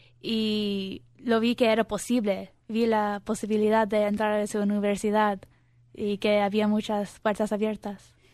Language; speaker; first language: Spanish; early bilingual, heritage; Spanish